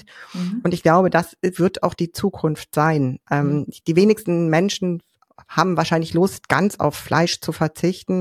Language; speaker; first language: German; native; German